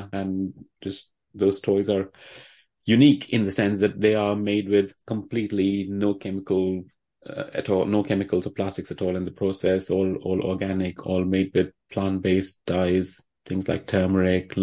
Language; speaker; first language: English; non-native, local second language; Hindi